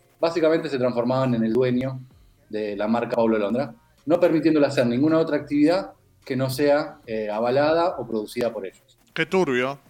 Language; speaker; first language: Spanish; native; Spanish